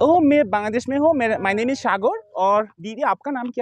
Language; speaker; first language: Hindi; non-native, learner; Bangla